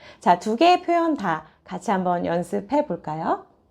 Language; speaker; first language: Korean; native; Korean